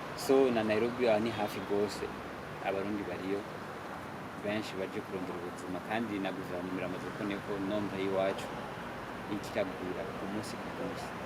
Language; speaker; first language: Rundi; early bilingual, heritage; Rundi